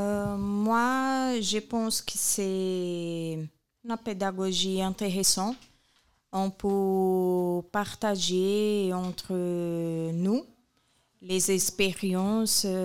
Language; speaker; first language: French; non-native, learner; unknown